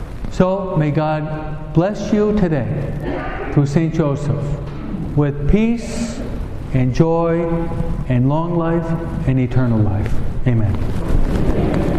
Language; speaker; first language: English; non-native, fluent; Spanish